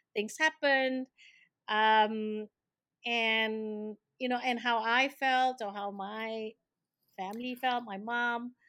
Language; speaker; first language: English; non-native, local second language; Malay